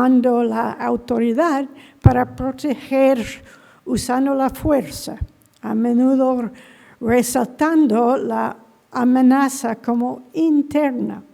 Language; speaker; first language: Spanish; non-native, fluent; English